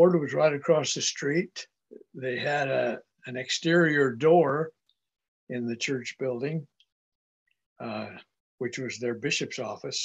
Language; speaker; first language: English; native; English